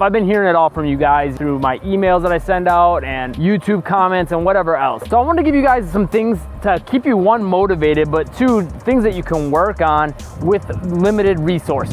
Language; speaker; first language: English; native; English